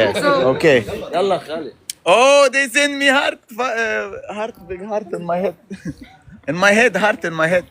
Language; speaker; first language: English; non-native, learner; Arabic